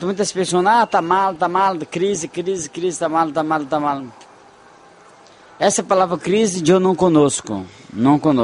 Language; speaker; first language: Spanish; non-native, fluent; Portuguese